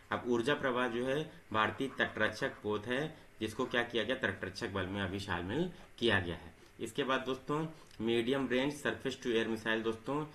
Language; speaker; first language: Hindi; native; Hindi